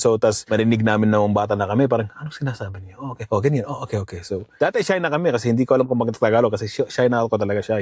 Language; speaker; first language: Filipino; early bilingual, heritage; Filipino